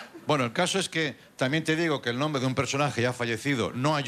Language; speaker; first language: Spanish; native; Spanish